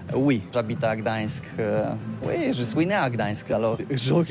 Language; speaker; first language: French; non-native, learner; Polish